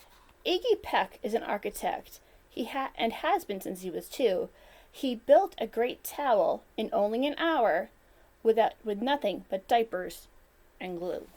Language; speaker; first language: English; native; English